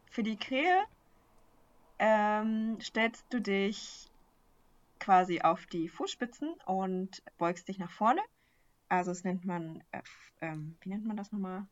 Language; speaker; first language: German; early bilingual, other home language; Vietnamese